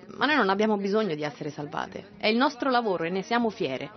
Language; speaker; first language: Italian; non-native, fluent; Russian